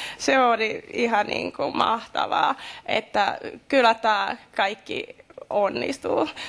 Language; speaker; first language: Finnish; non-native, fluent; Kinyarwanda